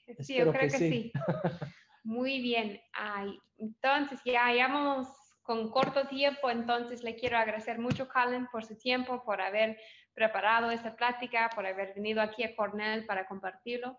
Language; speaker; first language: Spanish; non-native, fluent; English